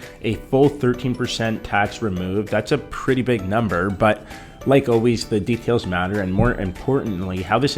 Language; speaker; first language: English; native; English